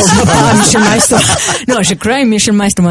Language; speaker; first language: French; non-native, learner; Spanish